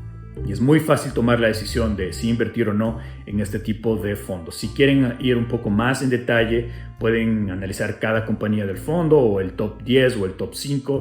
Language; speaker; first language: Spanish; native; Spanish